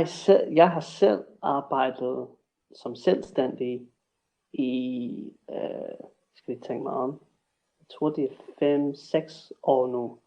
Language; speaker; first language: Danish; non-native, fluent; English